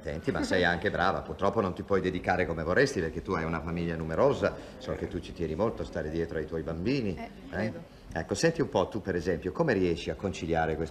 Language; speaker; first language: Italian; native; Italian